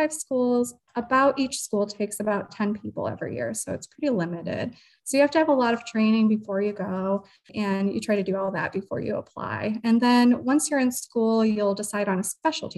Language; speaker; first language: English; native; English